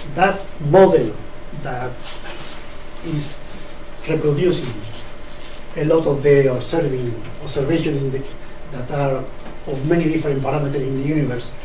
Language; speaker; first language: English; non-native, fluent; Spanish